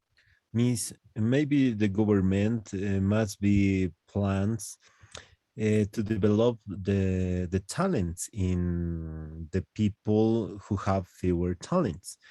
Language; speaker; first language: English; non-native, learner; Spanish